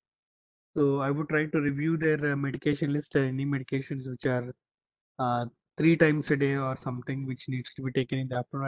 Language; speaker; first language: English; non-native, local second language; Telugu